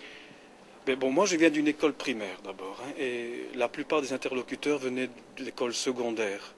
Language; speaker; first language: French; native; French